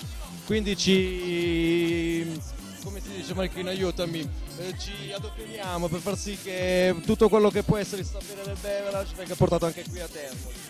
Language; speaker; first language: Italian; native; Italian